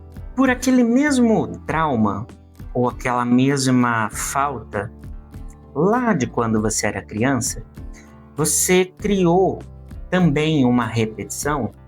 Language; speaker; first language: Portuguese; native; Portuguese